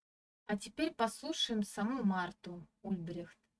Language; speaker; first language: Russian; native; Russian